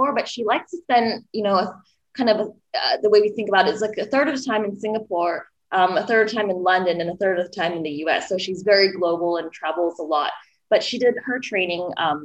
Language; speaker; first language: English; native; English